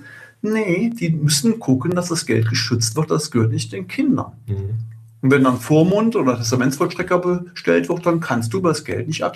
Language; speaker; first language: German; native; German